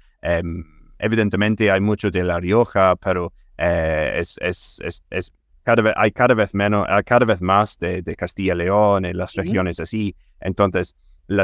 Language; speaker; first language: Spanish; non-native, fluent; English